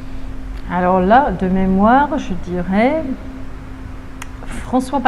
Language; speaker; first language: French; native; French